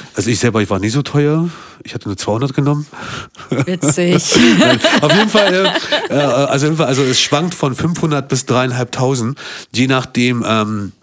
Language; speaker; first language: German; early bilingual, other home language; Albanian